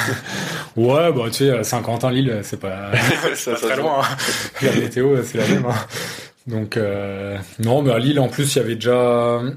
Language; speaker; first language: French; native; French